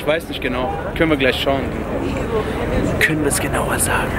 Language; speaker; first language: German; early bilingual, other home language; Turkish